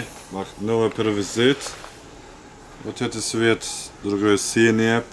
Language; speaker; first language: Russian; non-native, local second language; Turkish